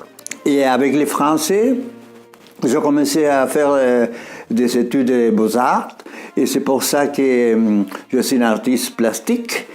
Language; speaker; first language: French; non-native, fluent; Spanish